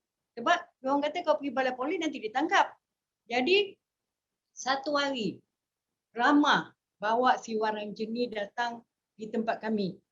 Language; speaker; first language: Malay; native; Malay